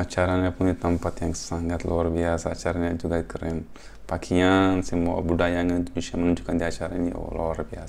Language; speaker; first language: Indonesian; non-native, fluent; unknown